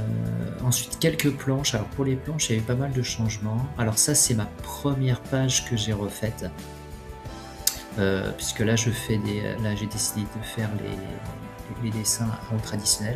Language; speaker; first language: French; native; French